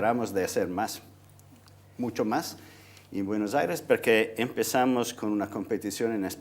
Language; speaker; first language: Spanish; non-native, fluent; Italian